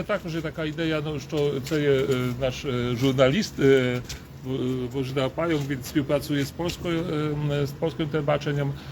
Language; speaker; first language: Ukrainian; non-native, learner; Polish